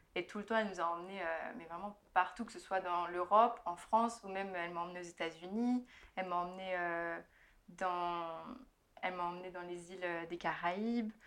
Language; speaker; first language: French; native; French